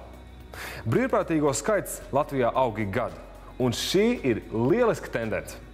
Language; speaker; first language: Latvian; native; Latvian